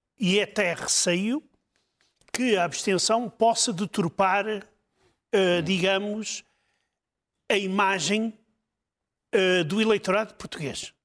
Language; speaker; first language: Portuguese; native; Portuguese